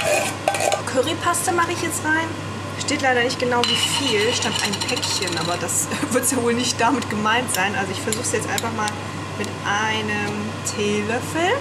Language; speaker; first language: German; native; German